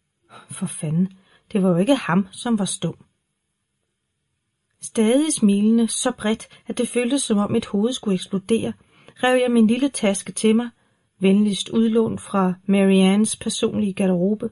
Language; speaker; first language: Danish; native; Danish